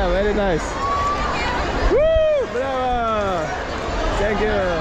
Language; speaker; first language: English; non-native, learner; Russian